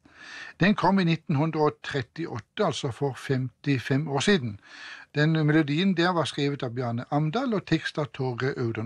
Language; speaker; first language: Norwegian; native; Norwegian